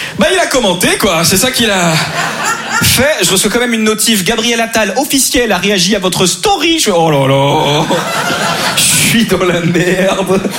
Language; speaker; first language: French; native; French